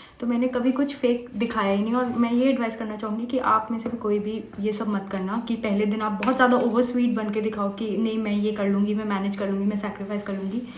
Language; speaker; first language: Hindi; non-native, local second language; Bangla